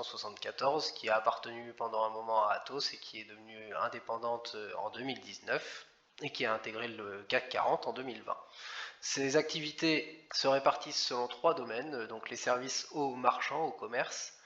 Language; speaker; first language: French; native; French